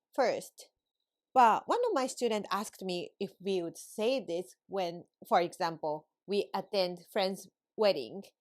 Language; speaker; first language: English; non-native, fluent; Japanese